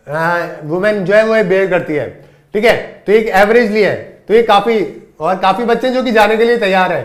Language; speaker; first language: Hindi; native; Hindi